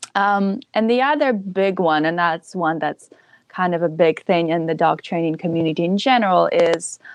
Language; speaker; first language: English; early bilingual, other home language; Ukrainian